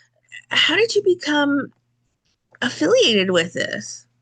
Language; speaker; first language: English; native; English